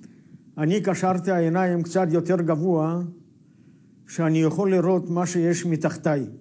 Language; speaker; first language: Hebrew; non-native, fluent; Yiddish